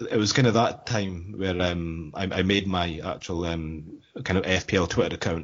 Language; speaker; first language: English; native; English